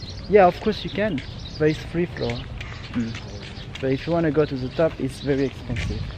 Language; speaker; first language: English; non-native, fluent; French